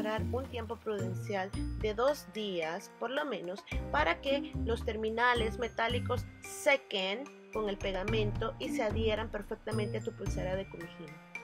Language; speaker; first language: Spanish; native; Spanish